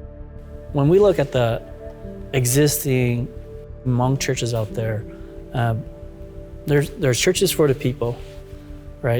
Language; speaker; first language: English; early bilingual, other home language; Hmong